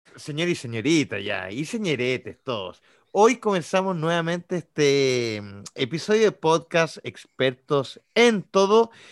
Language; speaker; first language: Spanish; native; Spanish